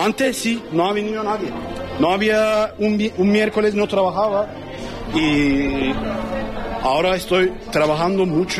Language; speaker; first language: Spanish; non-native, learner; Turkish